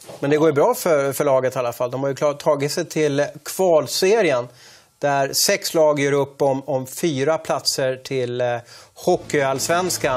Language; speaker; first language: Swedish; native; Swedish